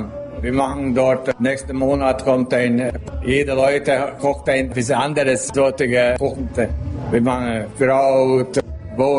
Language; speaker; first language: German; non-native, local second language; Hungarian